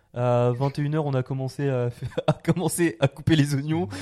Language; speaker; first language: French; native; French